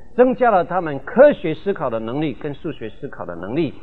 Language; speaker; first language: Chinese; non-native, local second language; Min Nan Chinese